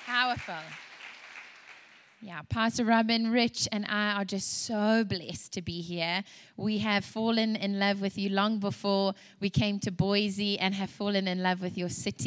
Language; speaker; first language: English; native; English